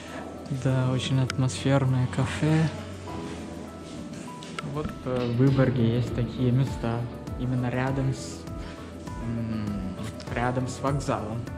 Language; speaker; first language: Russian; non-native, learner; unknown